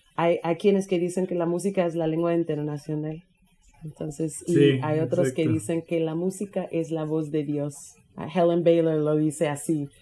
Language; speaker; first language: Spanish; non-native, fluent; English